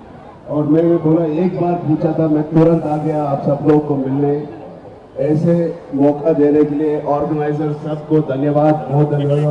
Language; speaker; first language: Hindi; non-native, local second language; Telugu